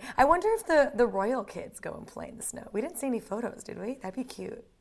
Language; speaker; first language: English; native; English